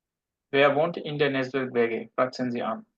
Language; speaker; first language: German; non-native, fluent; Bangla